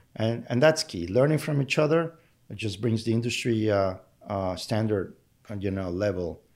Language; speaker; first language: English; non-native, fluent; Spanish